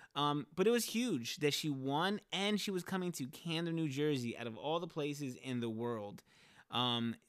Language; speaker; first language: English; early bilingual, other home language; Spanish